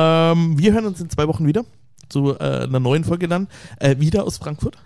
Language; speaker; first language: German; native; German